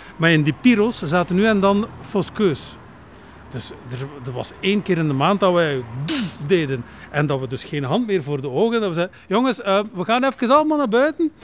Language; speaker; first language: Dutch; native; Dutch